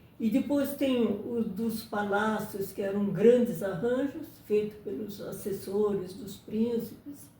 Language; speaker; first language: Portuguese; early bilingual, other home language; Japanese